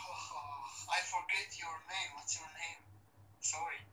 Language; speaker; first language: English; non-native, learner; Romany